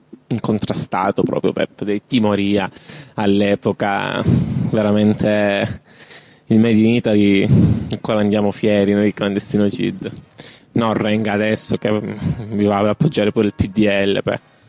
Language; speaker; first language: Italian; native; Italian